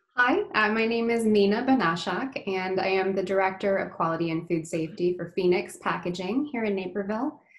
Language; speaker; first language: English; native; English